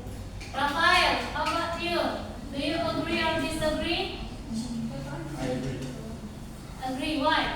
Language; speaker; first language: English; non-native, local second language; Indonesian